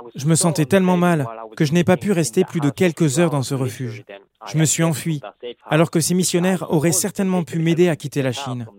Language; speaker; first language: French; non-native, fluent; Korean